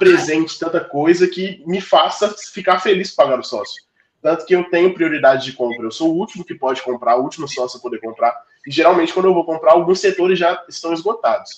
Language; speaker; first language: Portuguese; native; Portuguese